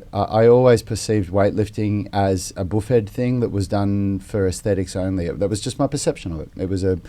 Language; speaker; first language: English; native; English